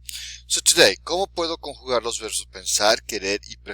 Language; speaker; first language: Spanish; non-native, fluent; English